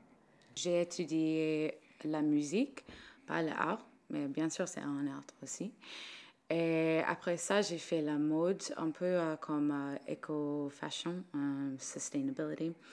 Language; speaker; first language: French; non-native, learner; English